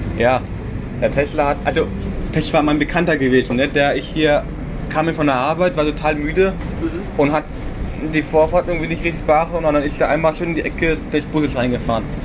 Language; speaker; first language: German; native; German